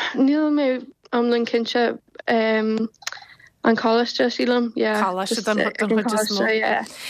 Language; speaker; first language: Irish; non-native, local second language; English